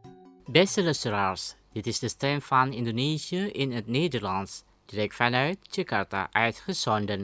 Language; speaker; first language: Dutch; non-native, learner; Indonesian